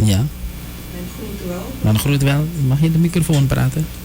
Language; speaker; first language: Dutch; native; Dutch